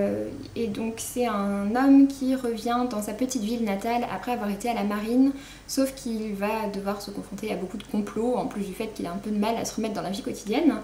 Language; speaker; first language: French; native; French